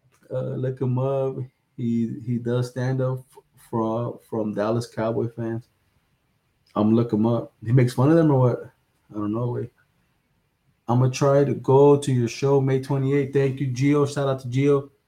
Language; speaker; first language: English; early bilingual, other home language; Spanish